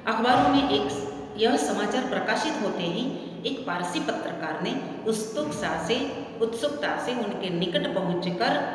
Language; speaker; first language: Hindi; non-native, local second language; Gujarati